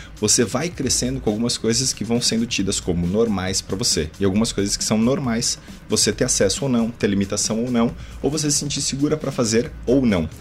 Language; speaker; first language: Portuguese; native; Portuguese